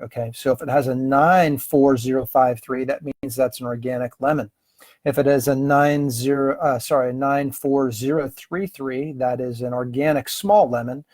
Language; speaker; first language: English; native; English